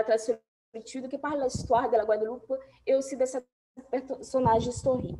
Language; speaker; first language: French; non-native, fluent; Portuguese